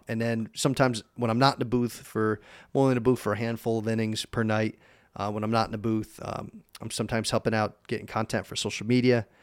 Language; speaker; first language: English; native; English